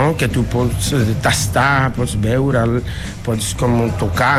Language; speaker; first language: Catalan; non-native, fluent; Spanish